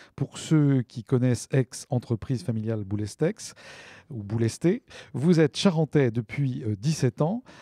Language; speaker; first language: French; native; French